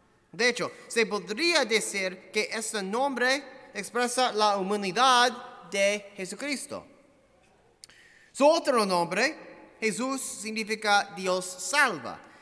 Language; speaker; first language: Spanish; non-native, fluent; English